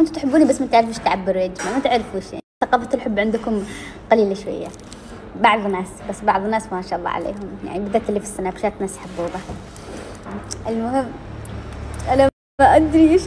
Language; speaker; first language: Arabic; native; Arabic